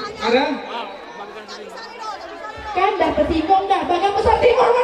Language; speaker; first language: Malay; native; Malay